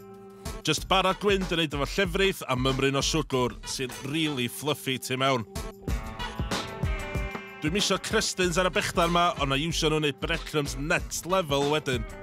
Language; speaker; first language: Welsh; native; Welsh